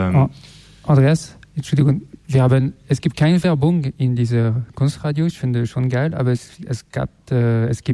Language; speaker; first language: German; non-native, fluent; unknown